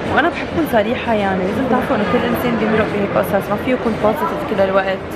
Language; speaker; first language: Arabic; early bilingual, heritage; Arabic